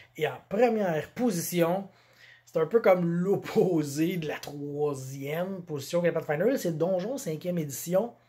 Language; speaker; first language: French; native; French